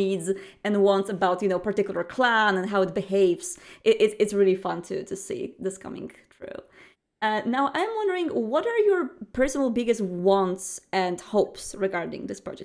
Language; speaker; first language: English; non-native, fluent; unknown